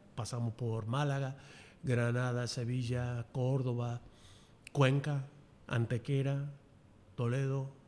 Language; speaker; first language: Spanish; non-native, fluent; English